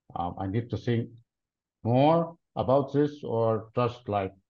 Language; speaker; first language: English; non-native, fluent; Arabic